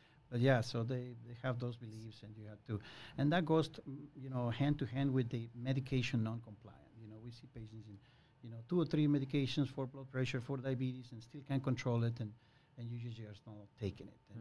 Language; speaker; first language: English; non-native, fluent; Spanish